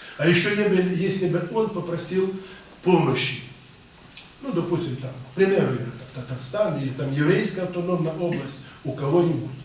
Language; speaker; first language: Russian; non-native, local second language; Ukrainian